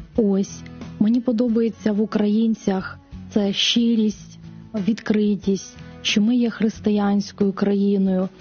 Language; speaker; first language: Ukrainian; native; Ukrainian